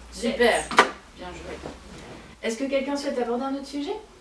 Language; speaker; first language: French; native; French